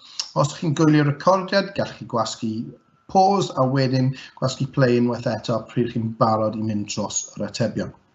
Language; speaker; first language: Welsh; native; Welsh